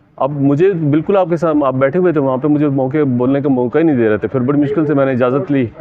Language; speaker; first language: Urdu; non-native, local second language; Punjabi